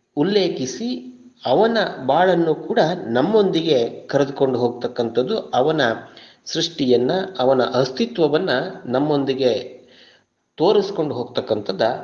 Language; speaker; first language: Kannada; non-native, local second language; Kodava